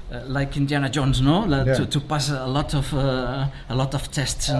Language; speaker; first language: English; non-native, learner; Spanish